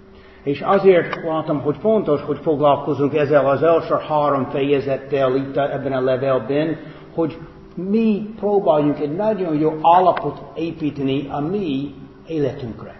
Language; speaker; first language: Hungarian; non-native, fluent; English